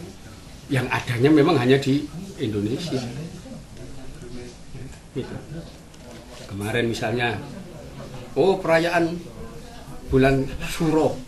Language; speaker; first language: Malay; non-native, local second language; Javanese